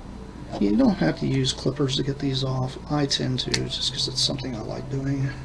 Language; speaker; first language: English; native; English